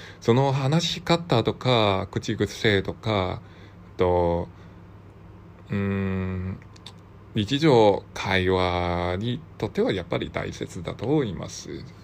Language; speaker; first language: Japanese; non-native, learner; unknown